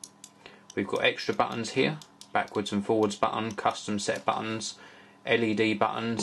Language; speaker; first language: English; native; English